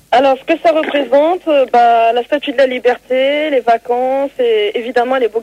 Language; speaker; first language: French; native; French